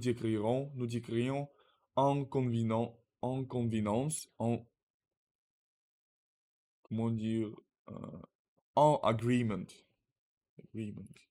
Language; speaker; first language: French; non-native, learner; Russian